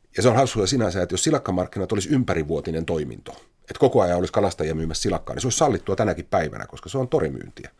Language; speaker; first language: Finnish; native; Finnish